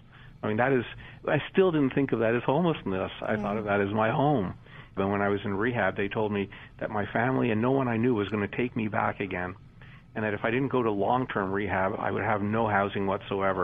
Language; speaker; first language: English; native; English